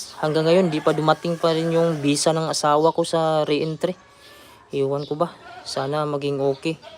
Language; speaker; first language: Filipino; non-native, local second language; Cebuano